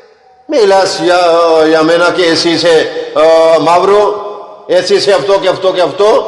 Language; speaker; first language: Greek; non-native, learner; Punjabi